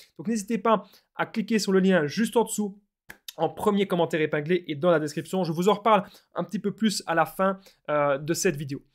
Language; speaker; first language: French; native; French